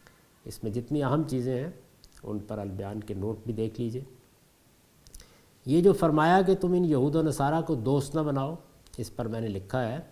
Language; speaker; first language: Urdu; native; Urdu